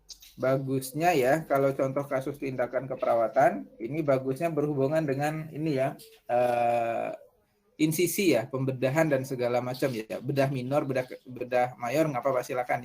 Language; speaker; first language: Indonesian; native; Indonesian